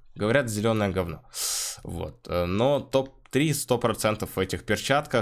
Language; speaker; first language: Russian; native; Russian